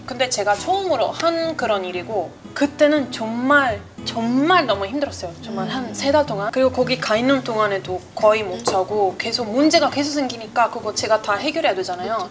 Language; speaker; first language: Korean; non-native, fluent; Italian